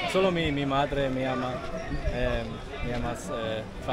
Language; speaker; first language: Spanish; non-native, learner; German